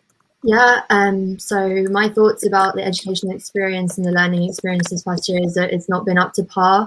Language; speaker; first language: English; native; English